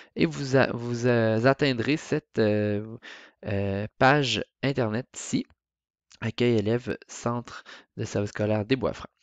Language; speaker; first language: French; native; French